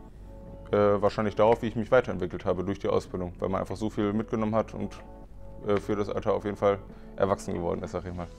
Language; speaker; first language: German; native; German